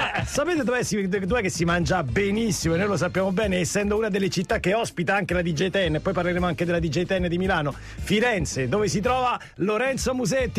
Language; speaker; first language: Italian; native; Italian